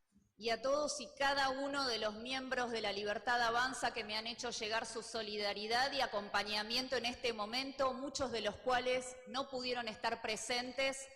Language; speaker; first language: Spanish; native; Spanish